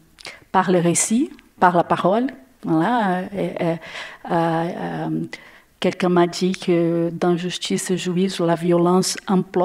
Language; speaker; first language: French; non-native, learner; Portuguese